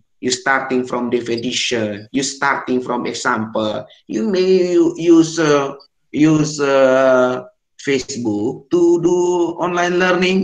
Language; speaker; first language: English; non-native, learner; Indonesian